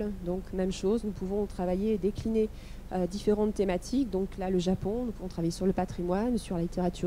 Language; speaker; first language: French; native; French